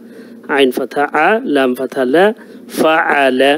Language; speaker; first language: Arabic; non-native, fluent; Urdu